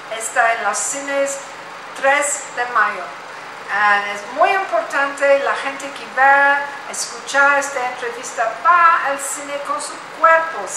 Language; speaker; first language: Spanish; non-native, learner; English